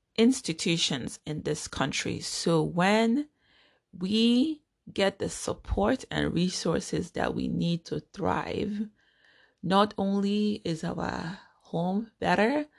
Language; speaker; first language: English; non-native, local second language; Igbo